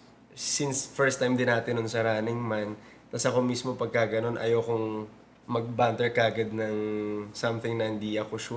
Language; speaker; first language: Filipino; native; Filipino